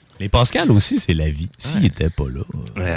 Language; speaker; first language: French; native; French